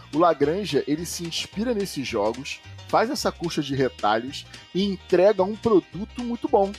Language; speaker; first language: Portuguese; native; Portuguese